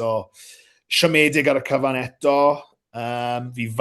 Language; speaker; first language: Welsh; native; Welsh